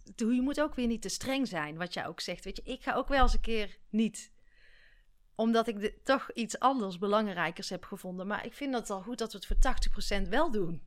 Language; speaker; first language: Dutch; native; Dutch